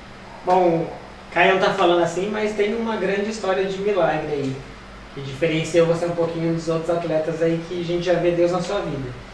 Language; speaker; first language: Portuguese; native; Portuguese